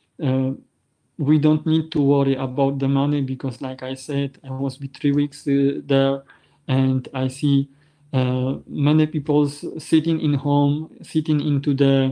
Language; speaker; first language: English; non-native, learner; Polish